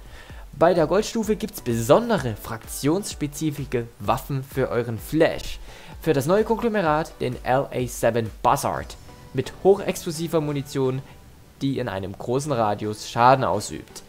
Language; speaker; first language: German; native; German